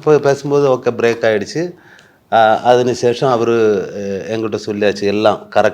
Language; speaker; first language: Tamil; non-native, learner; Malayalam